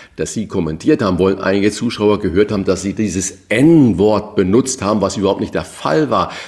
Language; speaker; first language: German; early bilingual, other home language; Portuguese